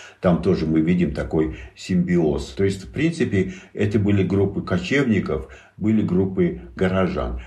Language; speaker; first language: Russian; non-native, local second language; Tajik